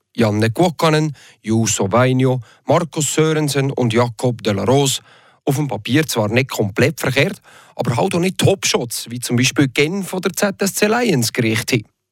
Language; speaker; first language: German; native; German